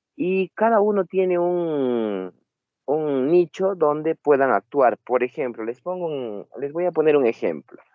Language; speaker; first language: Spanish; native; Spanish